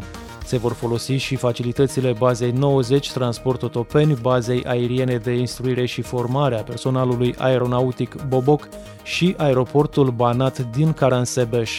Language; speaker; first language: Romanian; native; Romanian